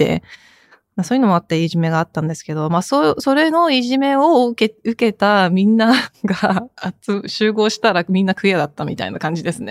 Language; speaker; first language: Japanese; early bilingual, heritage; Japanese